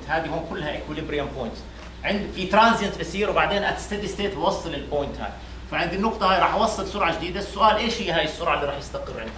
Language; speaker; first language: Arabic; native; Arabic